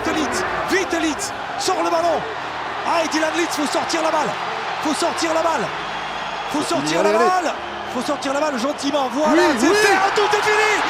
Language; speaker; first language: French; native; French